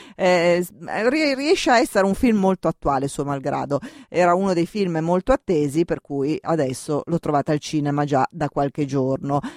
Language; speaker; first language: Italian; native; Italian